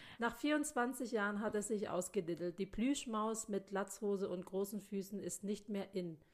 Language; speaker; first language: German; early bilingual, other home language; Filipino